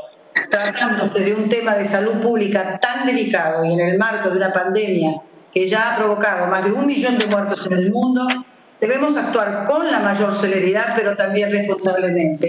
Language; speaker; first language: Spanish; native; Spanish